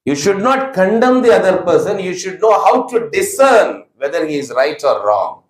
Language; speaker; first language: English; non-native, local second language; Tamil